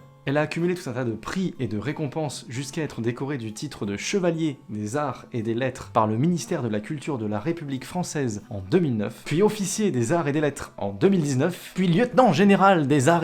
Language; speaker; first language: French; native; French